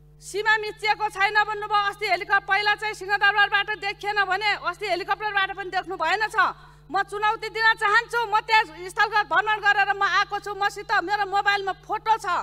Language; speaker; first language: Nepali; native; Nepali